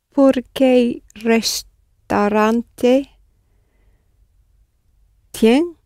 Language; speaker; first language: Portuguese; non-native, learner; English